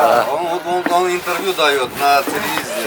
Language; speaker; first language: Russian; non-native, local second language; Turkmen